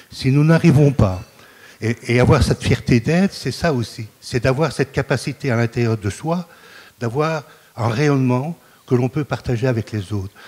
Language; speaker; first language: French; native; French